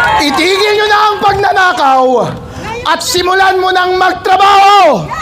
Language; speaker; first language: Filipino; non-native, local second language; Iloko